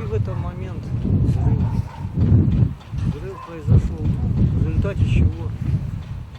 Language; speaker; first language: Russian; native; Russian